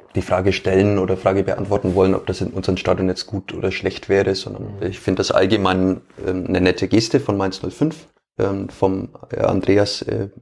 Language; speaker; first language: German; native; German